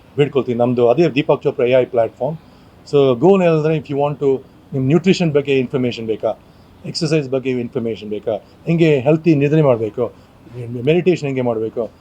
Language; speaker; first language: Kannada; non-native, local second language; Kodava